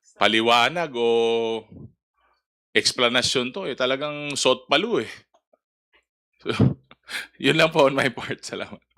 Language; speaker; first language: Filipino; non-native, local second language; Iloko